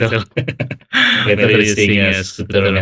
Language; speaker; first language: English; non-native, learner; Indonesian